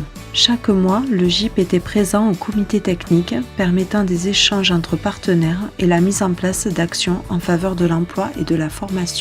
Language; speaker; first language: French; native; French